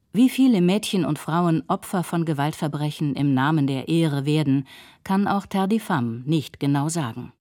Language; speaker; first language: German; native; German